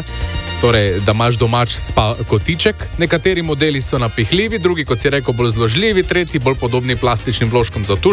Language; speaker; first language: Slovenian; native; Slovenian